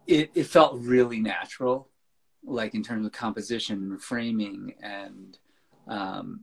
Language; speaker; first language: English; native; English